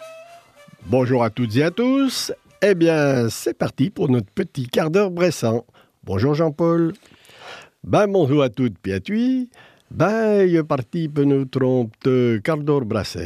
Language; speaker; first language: French; native; French